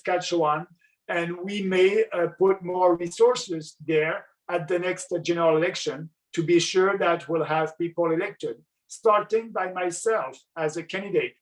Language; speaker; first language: English; non-native, local second language; French